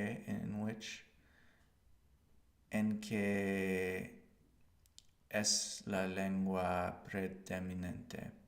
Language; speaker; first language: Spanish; non-native, learner; English